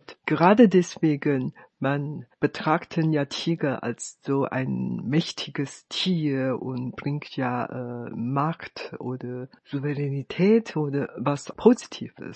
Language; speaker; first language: German; non-native, fluent; Chinese